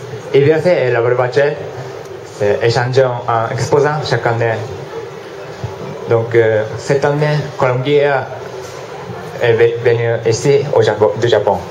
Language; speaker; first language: French; non-native, learner; Japanese